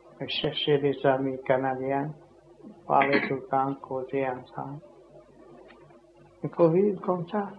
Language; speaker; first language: French; non-native, learner; Vietnamese